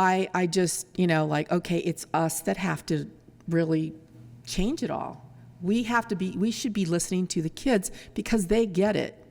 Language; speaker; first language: English; early bilingual, other home language; Spanish